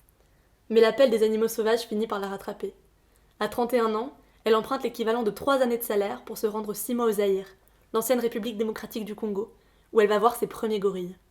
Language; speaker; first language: French; native; French